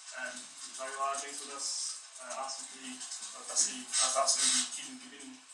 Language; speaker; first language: German; non-native, fluent; English